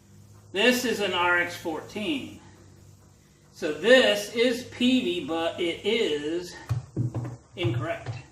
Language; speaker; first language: English; native; English